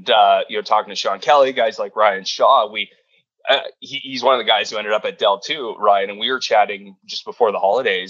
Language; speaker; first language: English; native; English